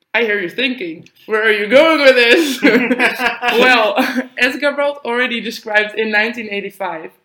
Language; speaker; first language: English; non-native, fluent; Dutch